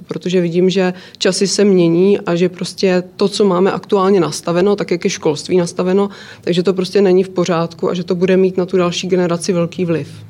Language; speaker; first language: Czech; native; Czech